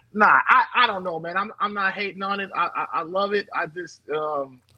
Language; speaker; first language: English; native; English